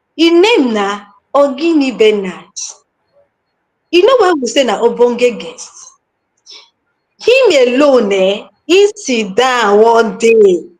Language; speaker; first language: Nigerian Pidgin; native; Nigerian Pidgin